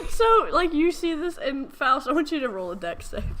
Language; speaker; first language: English; native; English